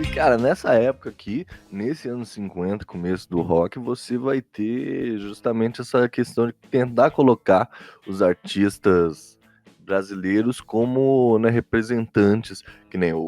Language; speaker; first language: Portuguese; native; Portuguese